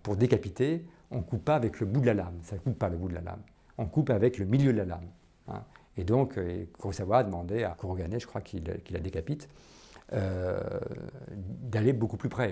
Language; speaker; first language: French; native; French